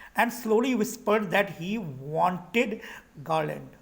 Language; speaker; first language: English; non-native, local second language; Hindi